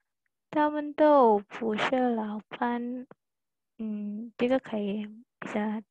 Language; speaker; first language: Chinese; non-native, learner; Indonesian